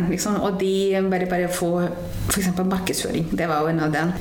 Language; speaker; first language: Norwegian; non-native, fluent; Hindi